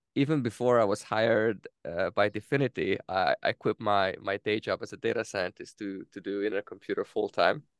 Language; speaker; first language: English; non-native, fluent; Hungarian